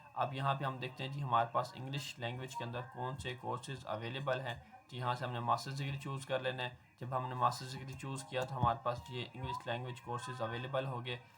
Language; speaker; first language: Urdu; non-native, local second language; Punjabi